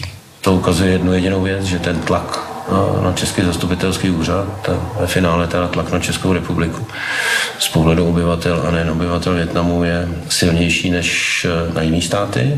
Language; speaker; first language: Czech; native; Czech